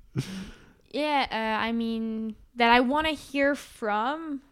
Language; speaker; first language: English; native; English